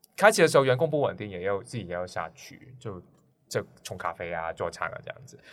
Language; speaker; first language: Chinese; non-native, local second language; Cantonese